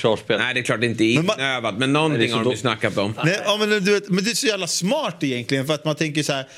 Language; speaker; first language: Swedish; native; Swedish